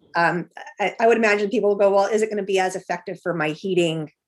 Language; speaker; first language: English; native; English